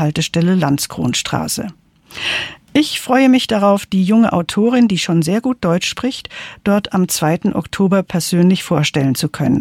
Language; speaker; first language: German; native; German